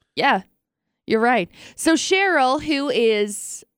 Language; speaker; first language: English; native; English